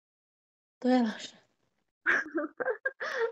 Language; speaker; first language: Chinese; non-native, learner; Indonesian